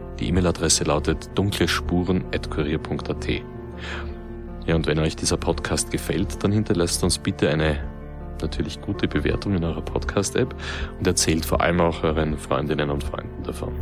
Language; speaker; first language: German; native; German